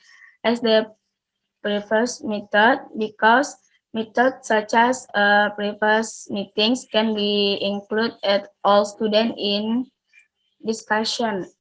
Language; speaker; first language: English; non-native, learner; Indonesian